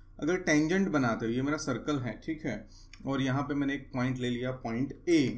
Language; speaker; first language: Hindi; non-native, local second language; Gujarati